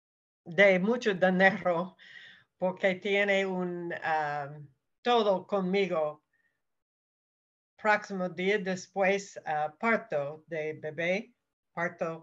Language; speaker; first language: Spanish; non-native, learner; English